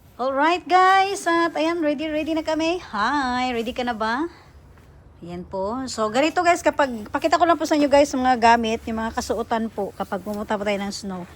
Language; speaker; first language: Filipino; non-native, local second language; Cebuano